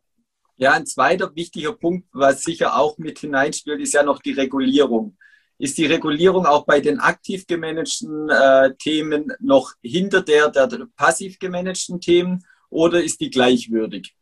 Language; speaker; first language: German; native; German